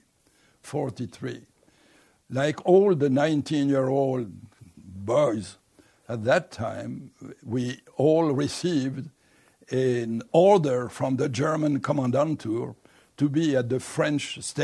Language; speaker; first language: English; non-native, fluent; French